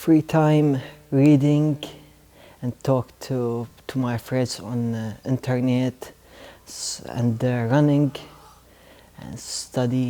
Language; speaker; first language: English; non-native, learner; Arabic